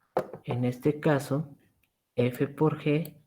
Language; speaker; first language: Spanish; native; Spanish